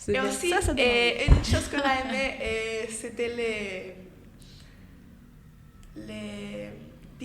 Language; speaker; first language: French; non-native, fluent; Spanish